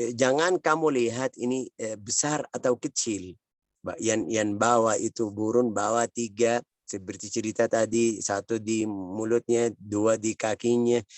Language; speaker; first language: Indonesian; non-native, learner; Arabic